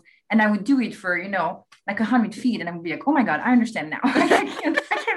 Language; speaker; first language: English; non-native, fluent; French